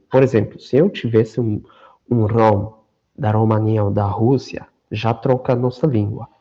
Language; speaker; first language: Portuguese; non-native, fluent; Romany